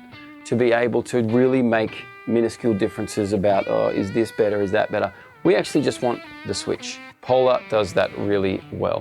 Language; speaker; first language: English; native; English